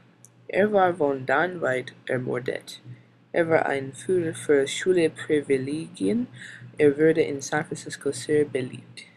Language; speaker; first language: German; non-native, learner; English